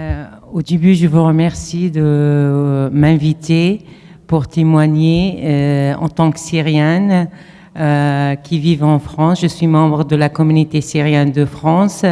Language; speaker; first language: French; non-native, fluent; Arabic